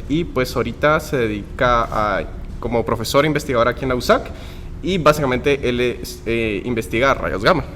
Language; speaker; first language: Spanish; native; Spanish